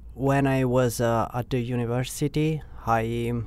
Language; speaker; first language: English; non-native, learner; Italian